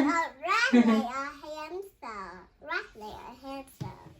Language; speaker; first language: English; non-native, learner; Vietnamese